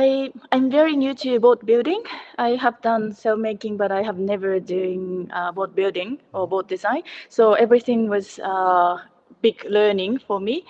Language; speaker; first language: English; non-native, learner; Japanese